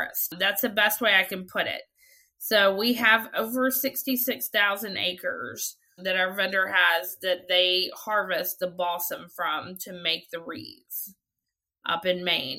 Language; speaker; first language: English; native; English